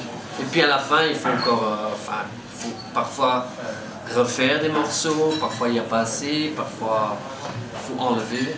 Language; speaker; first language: French; non-native, fluent; Dutch